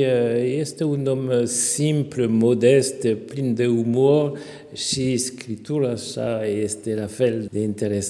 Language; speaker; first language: Romanian; non-native, fluent; French